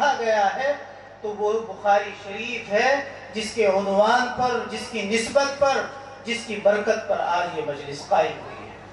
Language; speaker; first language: Urdu; native; Urdu